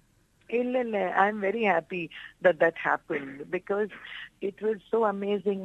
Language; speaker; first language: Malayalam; non-native, local second language; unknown